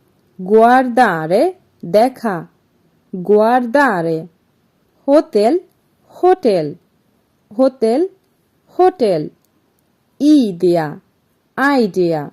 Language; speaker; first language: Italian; non-native, fluent; Bangla